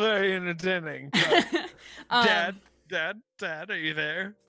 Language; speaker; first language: English; native; English